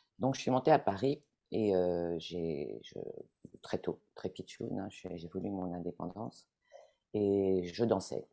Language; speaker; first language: French; non-native, fluent; Italian